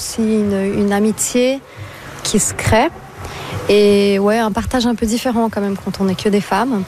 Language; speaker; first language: French; non-native, fluent; Portuguese